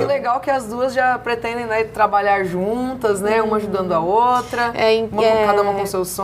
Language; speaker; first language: Portuguese; native; Portuguese